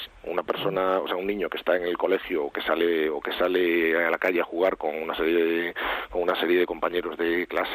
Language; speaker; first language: Spanish; native; Spanish